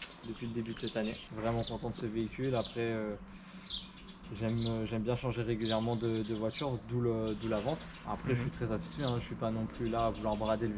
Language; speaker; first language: French; native; French